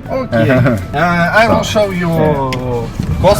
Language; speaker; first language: English; non-native, learner; Russian